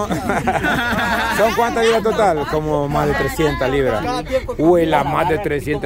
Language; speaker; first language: Spanish; native; Spanish